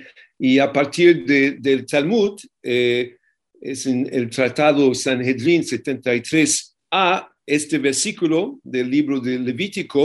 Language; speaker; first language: Spanish; non-native, fluent; English